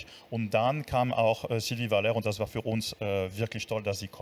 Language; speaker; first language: German; non-native, fluent; French